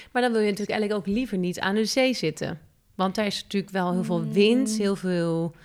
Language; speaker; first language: Dutch; native; Dutch